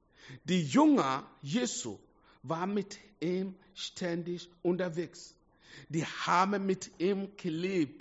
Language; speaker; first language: German; non-native, fluent; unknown